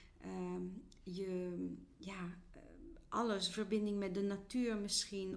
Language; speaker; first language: Dutch; non-native, fluent; French